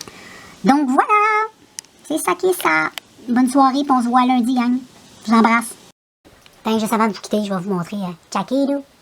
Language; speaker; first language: French; native; French